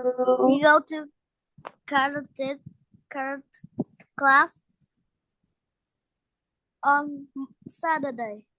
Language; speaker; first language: English; non-native, learner; Vietnamese